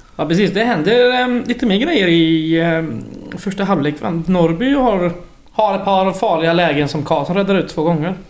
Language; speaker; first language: Swedish; native; Swedish